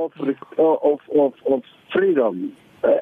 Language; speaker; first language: English; non-native, local second language; Zulu